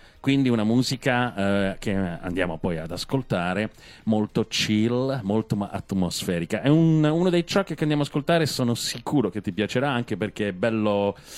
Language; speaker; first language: Italian; non-native, fluent; English